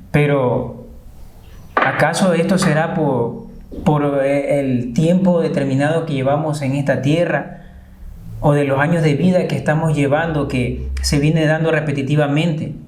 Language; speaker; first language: Spanish; native; Spanish